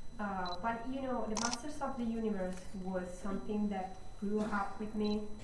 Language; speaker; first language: English; non-native, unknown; Italian